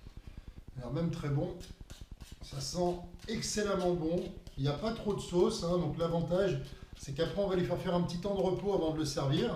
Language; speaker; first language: French; native; French